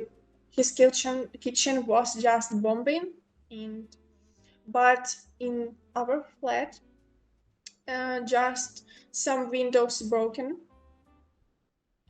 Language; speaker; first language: English; non-native, local second language; Ukrainian